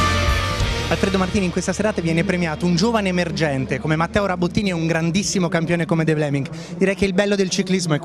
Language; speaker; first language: Italian; native; Italian